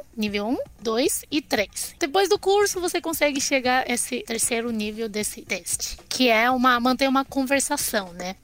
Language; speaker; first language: Portuguese; non-native, fluent; Chinese